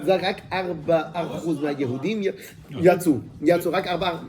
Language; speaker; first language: Hebrew; non-native, fluent; French